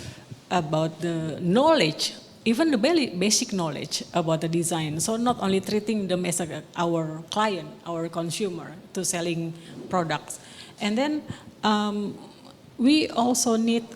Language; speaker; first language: English; non-native, local second language; Indonesian